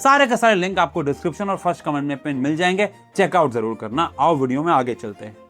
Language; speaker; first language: Hindi; native; Hindi